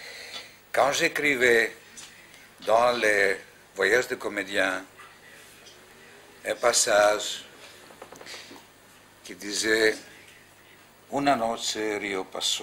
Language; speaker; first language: French; non-native, fluent; Greek